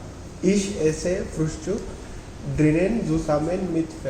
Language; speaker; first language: German; non-native, learner; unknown